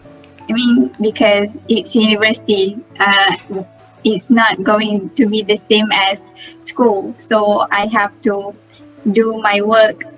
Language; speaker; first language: English; non-native, local second language; Malay